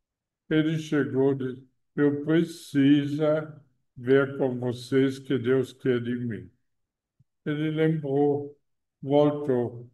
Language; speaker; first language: Portuguese; non-native, fluent; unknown